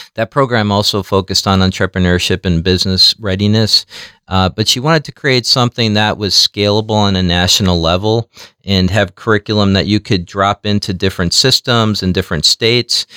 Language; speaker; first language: English; native; English